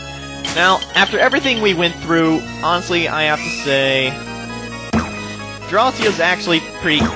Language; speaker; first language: English; native; English